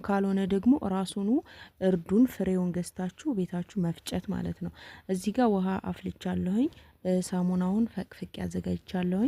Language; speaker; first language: Amharic; native; Amharic